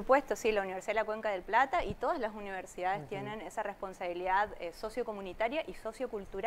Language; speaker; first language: Spanish; native; Spanish